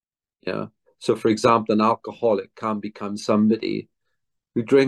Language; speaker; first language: English; native; English